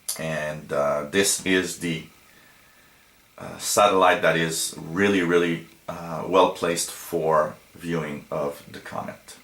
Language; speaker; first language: English; non-native, local second language; French